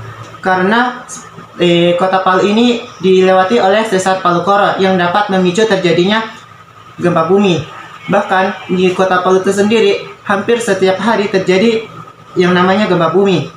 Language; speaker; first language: Indonesian; native; Indonesian